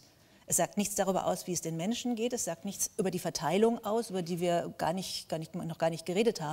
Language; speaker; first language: German; native; German